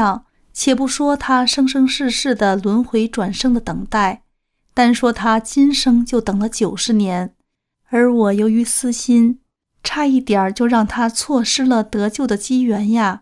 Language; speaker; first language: Chinese; native; Chinese